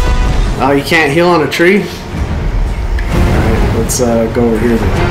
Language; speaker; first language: English; native; English